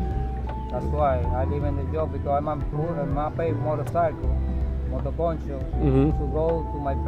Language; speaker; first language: English; non-native, learner; Spanish